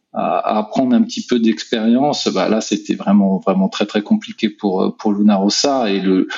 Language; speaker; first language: French; native; French